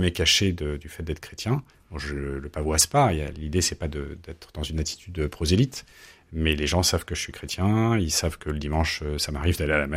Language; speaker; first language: French; native; French